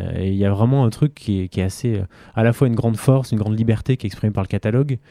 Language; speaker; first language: French; native; French